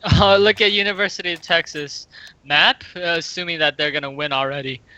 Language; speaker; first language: English; native; English